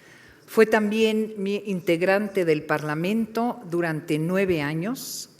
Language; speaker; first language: Spanish; native; Spanish